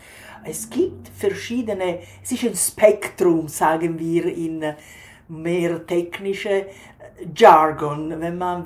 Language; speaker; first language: German; non-native, fluent; Italian